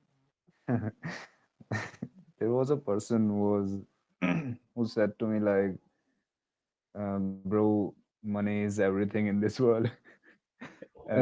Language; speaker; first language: English; non-native, local second language; Hindi